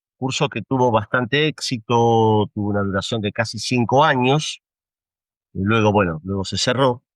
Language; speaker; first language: Spanish; native; Spanish